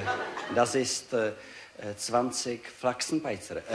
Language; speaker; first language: German; non-native, learner; Czech